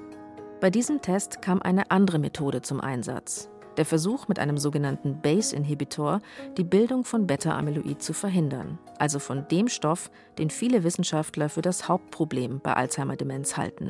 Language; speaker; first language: German; native; German